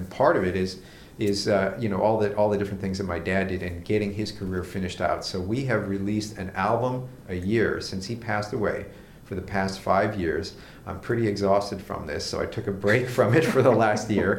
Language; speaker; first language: English; native; English